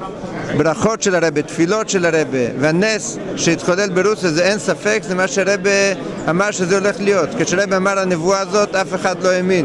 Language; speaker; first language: Hebrew; non-native, fluent; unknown